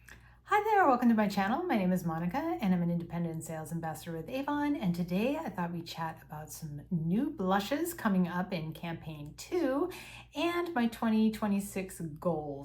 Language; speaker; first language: English; native; English